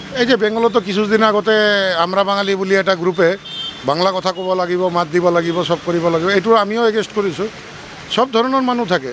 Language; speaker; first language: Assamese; non-native, local second language; Bangla